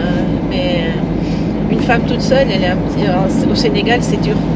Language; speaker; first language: French; native; French